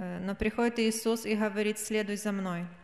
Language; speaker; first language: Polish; non-native, learner; Russian